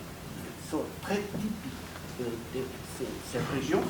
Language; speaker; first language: French; non-native, fluent; Portuguese